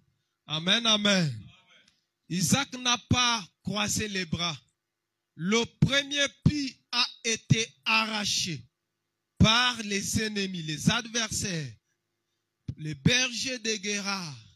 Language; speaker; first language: French; non-native, local second language; Lingala